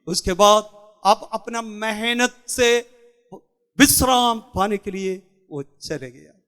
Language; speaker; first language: Hindi; non-native, local second language; Malayalam